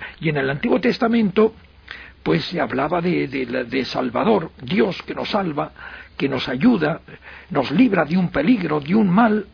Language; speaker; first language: Spanish; native; Spanish